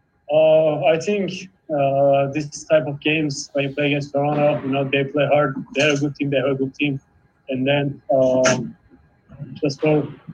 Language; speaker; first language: English; non-native, fluent; Turkish